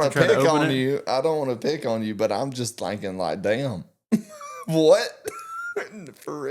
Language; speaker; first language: English; native; English